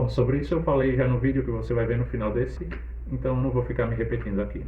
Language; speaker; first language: Portuguese; native; Portuguese